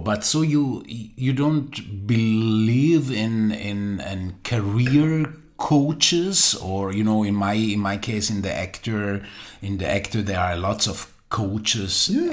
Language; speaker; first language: English; non-native, learner; German